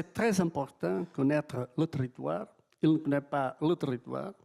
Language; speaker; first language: French; non-native, fluent; Portuguese